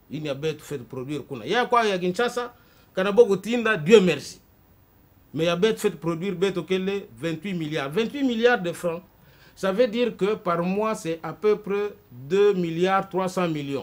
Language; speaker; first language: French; non-native, local second language; Kongo